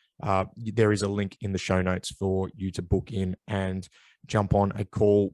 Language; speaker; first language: English; native; English